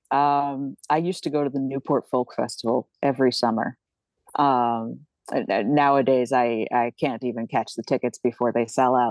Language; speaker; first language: English; native; English